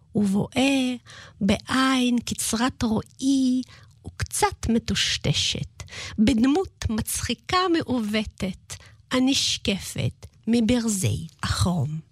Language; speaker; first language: Hebrew; non-native, fluent; Russian